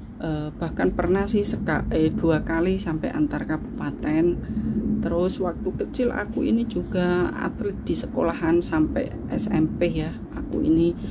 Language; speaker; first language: Indonesian; non-native, local second language; Javanese